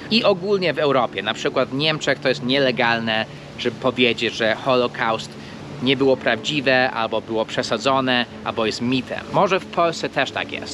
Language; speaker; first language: Polish; non-native, fluent; English